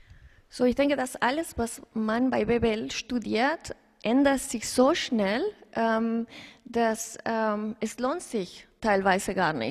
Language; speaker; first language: German; non-native, fluent; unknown